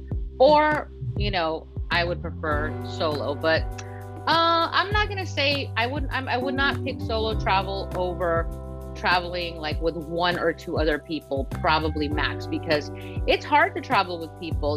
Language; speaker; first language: English; early bilingual, other home language; Spanish